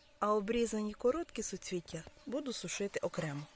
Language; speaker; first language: Ukrainian; native; Ukrainian